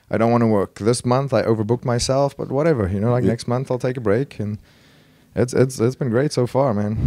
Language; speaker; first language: English; native; English